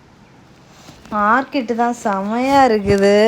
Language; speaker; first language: Tamil; native; Tamil